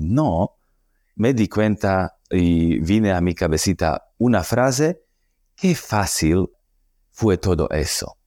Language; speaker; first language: Spanish; non-native, fluent; Slovak